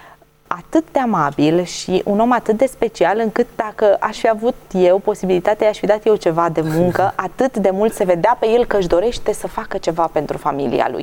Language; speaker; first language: Romanian; native; Romanian